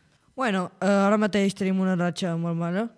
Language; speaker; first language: Catalan; non-native, local second language; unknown